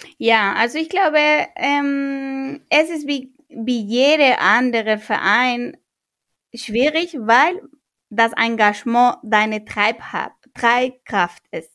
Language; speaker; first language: German; non-native, fluent; Spanish